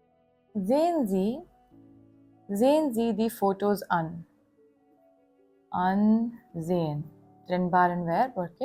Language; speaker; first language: German; non-native, fluent; Gujarati